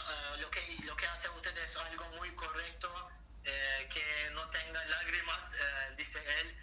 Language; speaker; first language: Spanish; non-native, learner; Turkish